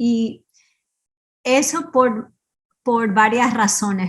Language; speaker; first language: Spanish; early bilingual, heritage; Spanish